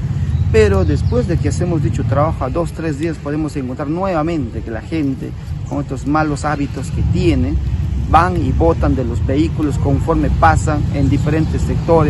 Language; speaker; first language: Spanish; native; Spanish